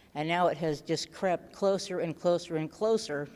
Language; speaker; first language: English; native; English